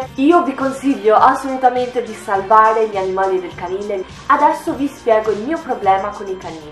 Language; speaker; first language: Italian; native; Italian